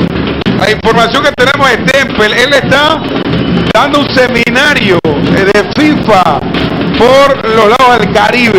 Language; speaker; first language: Spanish; native; Spanish